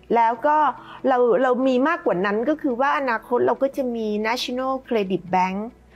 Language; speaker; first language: Thai; native; Thai